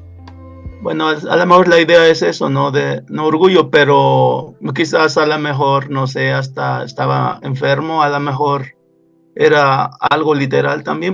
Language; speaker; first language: Spanish; non-native, local second language; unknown